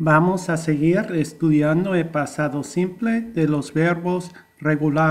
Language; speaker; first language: Spanish; non-native, fluent; English